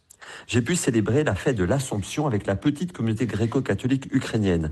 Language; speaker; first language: French; native; French